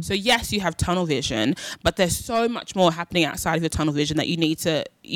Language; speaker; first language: English; native; English